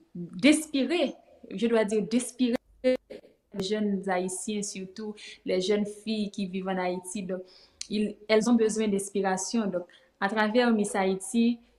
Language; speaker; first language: French; native; French